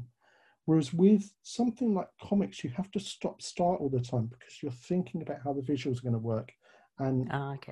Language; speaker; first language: English; native; English